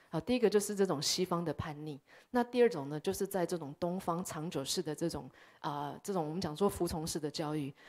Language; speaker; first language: Chinese; early bilingual, heritage; Chinese